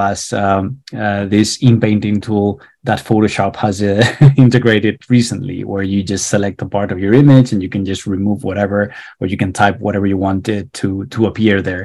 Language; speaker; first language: English; non-native, fluent; Spanish